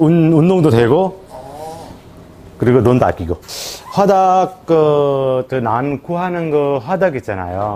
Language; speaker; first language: Korean; non-native, fluent; Nepali